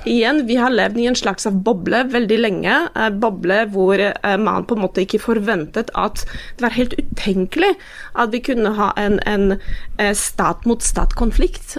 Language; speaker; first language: Norwegian; non-native, fluent; Polish